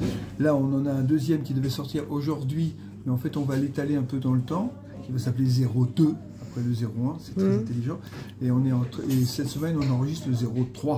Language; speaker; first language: French; native; French